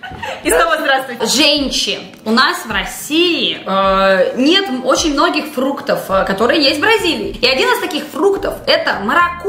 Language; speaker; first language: Russian; native; Russian